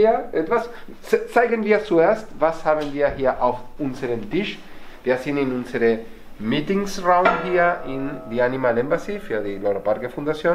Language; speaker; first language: German; non-native, fluent; Spanish